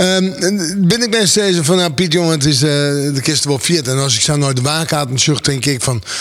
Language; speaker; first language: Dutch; non-native, local second language; Western Frisian